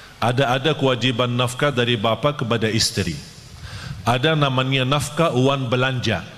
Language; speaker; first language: Malay; non-native, fluent; Arabic